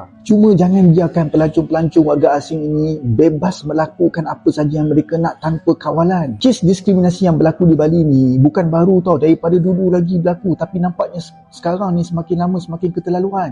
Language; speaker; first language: Malay; native; Malay